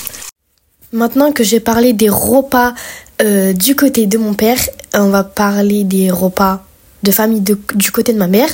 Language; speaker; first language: French; early bilingual, other home language; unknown